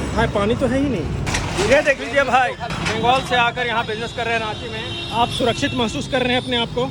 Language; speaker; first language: Hindi; native; Hindi